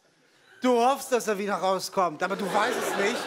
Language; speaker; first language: German; non-native, fluent; Hebrew